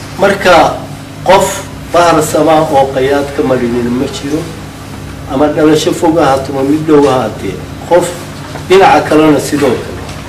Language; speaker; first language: Somali; native; Somali